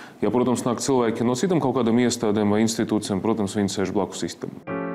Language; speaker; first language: Latvian; non-native, local second language; Russian